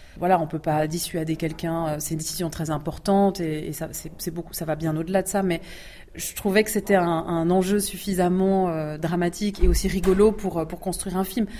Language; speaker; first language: French; early bilingual, other home language; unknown